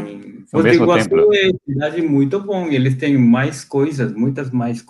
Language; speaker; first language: Portuguese; non-native, fluent; Hindi